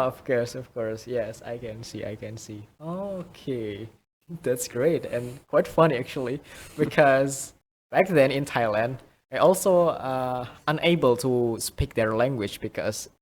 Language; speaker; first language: English; non-native, fluent; Indonesian